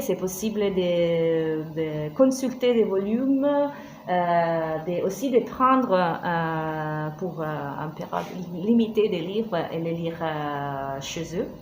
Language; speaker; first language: French; non-native, fluent; Italian